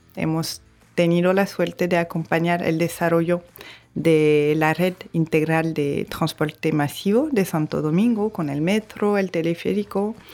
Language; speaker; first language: Spanish; non-native, fluent; French